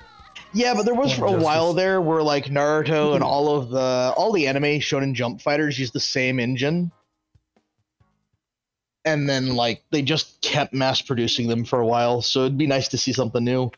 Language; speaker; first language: English; native; English